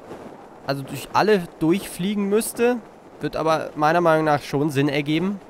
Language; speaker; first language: German; native; German